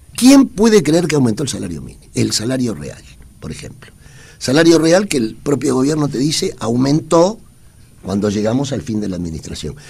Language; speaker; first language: Spanish; native; Spanish